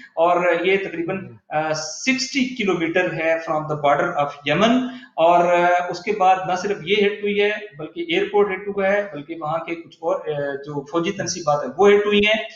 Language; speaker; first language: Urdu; non-native, local second language; Punjabi